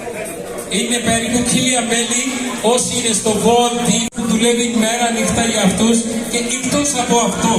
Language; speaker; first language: Greek; non-native, fluent; Urdu